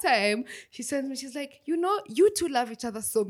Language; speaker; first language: English; non-native, local second language; Swahili